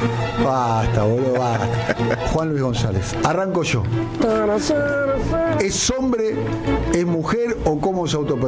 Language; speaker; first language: Spanish; native; Spanish